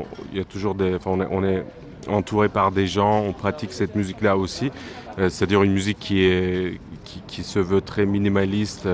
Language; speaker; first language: French; non-native, fluent; Turkish